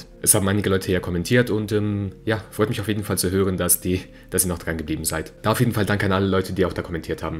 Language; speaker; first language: German; native; German